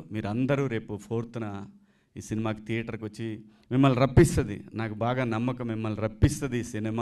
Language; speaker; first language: Telugu; native; Telugu